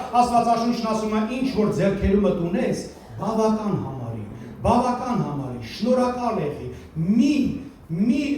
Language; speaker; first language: Armenian; early bilingual, heritage; Armenian